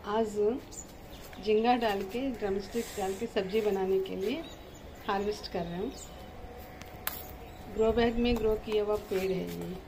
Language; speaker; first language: Hindi; non-native, local second language; Telugu